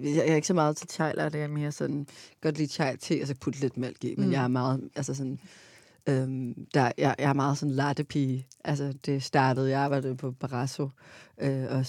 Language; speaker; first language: Danish; native; Danish